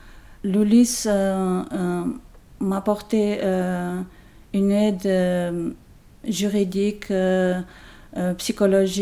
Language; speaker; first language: French; non-native, learner; Chechen